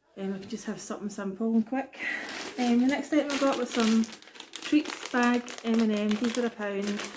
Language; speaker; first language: English; native; English